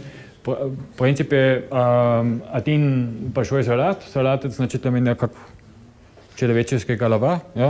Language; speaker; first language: Russian; non-native, learner; German